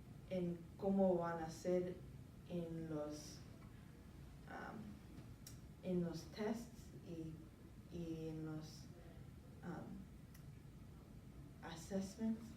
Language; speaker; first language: Spanish; non-native, learner; English